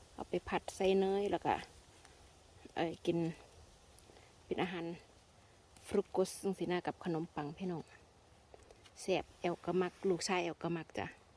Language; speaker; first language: Thai; native; Thai